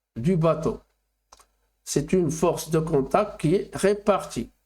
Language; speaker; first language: French; non-native, local second language; Arabic